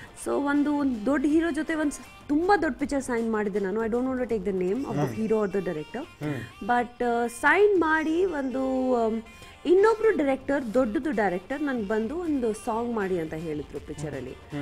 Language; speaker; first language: Kannada; non-native, fluent; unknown